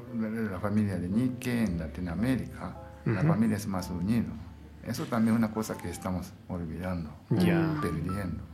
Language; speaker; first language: Spanish; non-native, fluent; Japanese